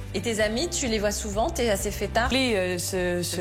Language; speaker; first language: French; native; French